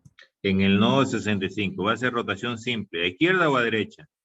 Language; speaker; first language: Spanish; native; Spanish